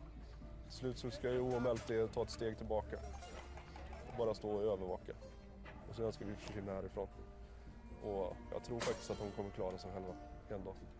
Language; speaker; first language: Swedish; native; Swedish